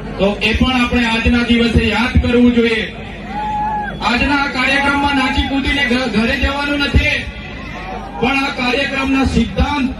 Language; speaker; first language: Gujarati; non-native, local second language; Vasavi